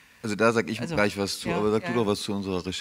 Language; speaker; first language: German; native; German